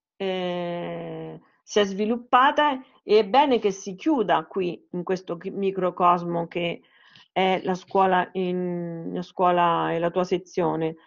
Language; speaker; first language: Italian; native; Italian